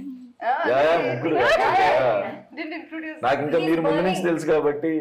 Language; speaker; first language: Telugu; native; Telugu